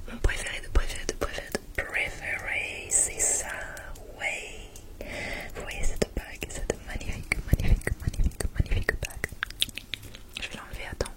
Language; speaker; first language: French; native; French